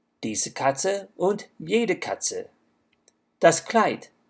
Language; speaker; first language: German; non-native, fluent; English